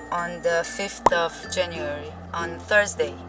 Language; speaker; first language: English; non-native, fluent; Hebrew